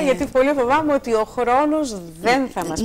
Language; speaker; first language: Greek; native; Greek